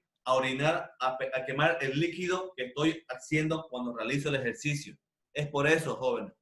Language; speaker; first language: Spanish; native; Spanish